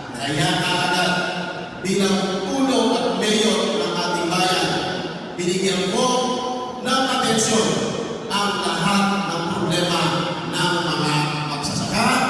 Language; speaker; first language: Filipino; non-native, local second language; Pampanga